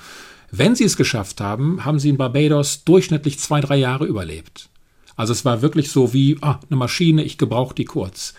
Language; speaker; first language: German; native; German